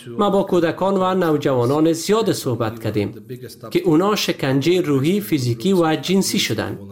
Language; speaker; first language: Persian; native; Persian